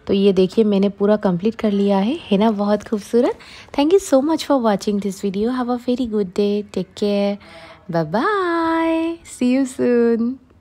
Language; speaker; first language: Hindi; non-native, local second language; Bangla